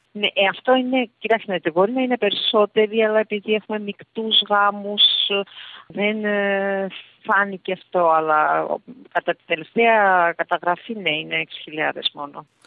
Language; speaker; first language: Greek; early bilingual, heritage; Greek